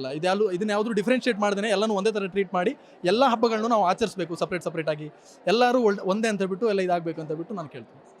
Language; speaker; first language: Kannada; native; Kannada